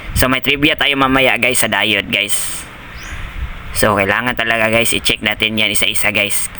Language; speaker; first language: Filipino; non-native, local second language; Cebuano